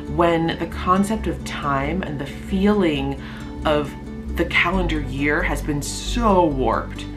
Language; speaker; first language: English; native; English